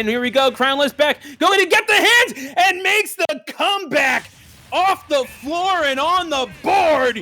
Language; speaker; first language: English; native; English